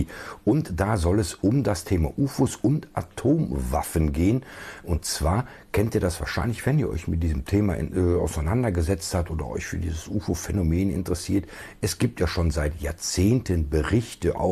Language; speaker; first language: German; native; German